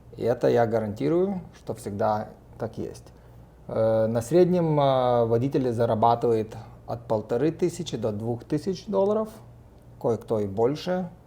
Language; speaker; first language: Russian; non-native, fluent; Lithuanian